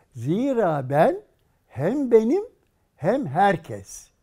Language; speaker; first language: Turkish; native; Turkish